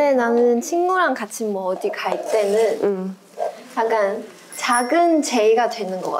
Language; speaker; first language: Korean; non-native, fluent; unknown